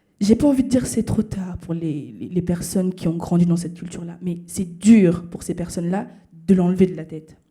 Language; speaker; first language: French; early bilingual, other home language; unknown